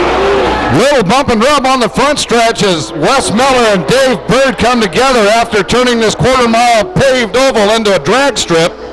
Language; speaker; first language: English; native; English